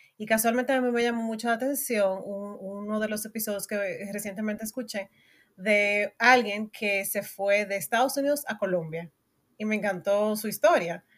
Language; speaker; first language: Spanish; native; Spanish